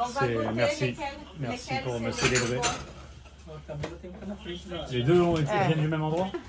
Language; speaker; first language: French; native; French